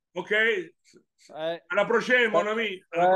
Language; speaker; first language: French; non-native, learner; Italian